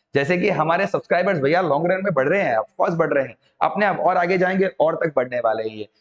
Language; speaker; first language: Hindi; native; Hindi